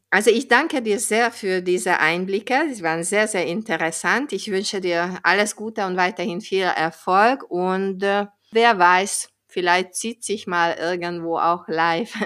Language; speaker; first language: German; non-native, fluent; Hungarian